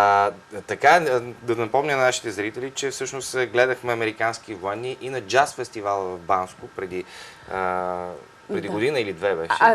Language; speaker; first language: Bulgarian; native; Bulgarian